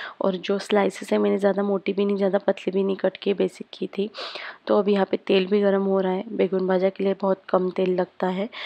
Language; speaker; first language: Hindi; native; Hindi